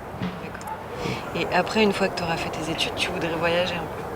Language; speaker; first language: French; native; French